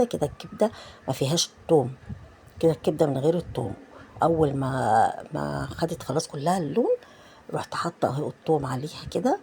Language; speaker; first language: Arabic; native; Arabic